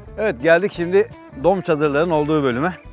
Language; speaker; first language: Turkish; native; Turkish